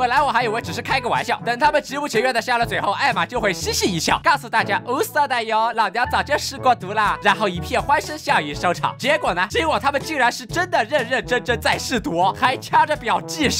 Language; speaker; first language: Chinese; native; Chinese